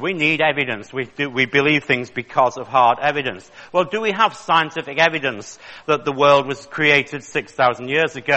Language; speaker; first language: English; native; English